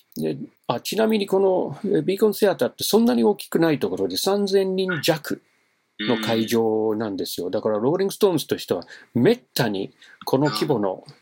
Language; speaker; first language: Japanese; non-native, fluent; English